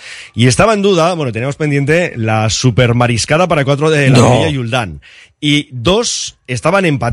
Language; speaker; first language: Spanish; native; Spanish